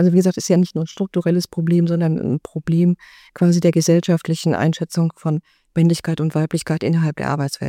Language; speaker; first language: German; native; German